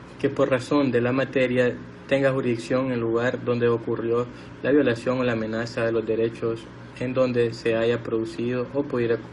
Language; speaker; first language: Spanish; native; Spanish